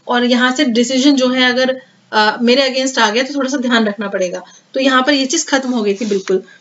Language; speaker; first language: Hindi; native; Hindi